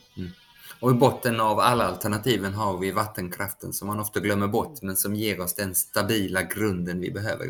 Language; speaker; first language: Swedish; native; Swedish